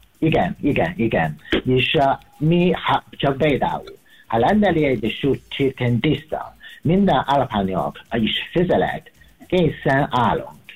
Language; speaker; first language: Hungarian; non-native, learner; Chinese